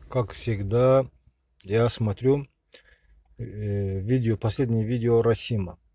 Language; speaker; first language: Russian; non-native, local second language; Azerbaijani